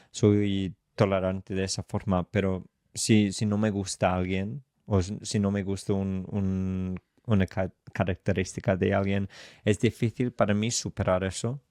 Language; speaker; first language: Spanish; non-native, fluent; English